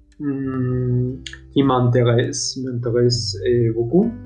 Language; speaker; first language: French; non-native, learner; Spanish